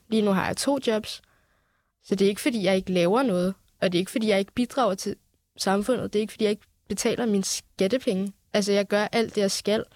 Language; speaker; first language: Danish; early bilingual, other home language; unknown